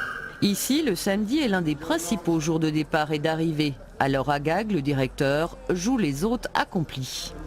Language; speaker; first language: French; native; French